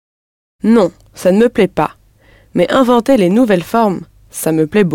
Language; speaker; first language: French; non-native, learner; English